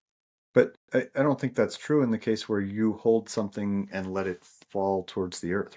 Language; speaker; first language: English; native; English